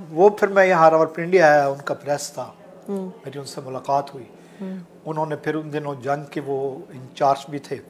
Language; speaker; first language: Urdu; non-native, local second language; Saraiki